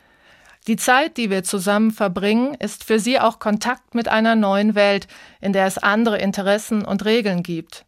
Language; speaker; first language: German; native; German